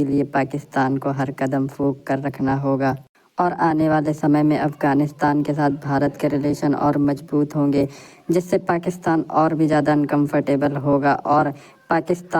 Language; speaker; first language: Hindi; native; Hindi